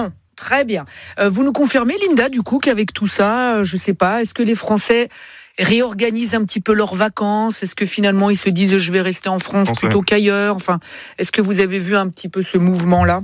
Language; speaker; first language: French; native; French